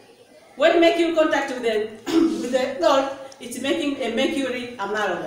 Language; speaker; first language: English; non-native, local second language; Swahili